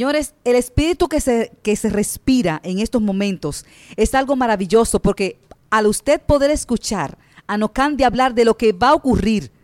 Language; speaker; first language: Spanish; native; Spanish